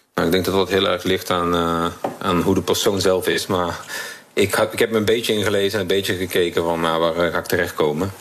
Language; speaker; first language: Dutch; native; Dutch